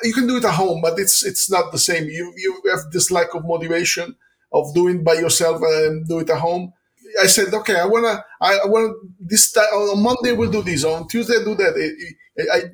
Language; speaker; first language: English; non-native, fluent; Italian